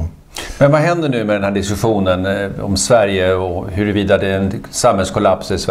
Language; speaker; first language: Swedish; native; Swedish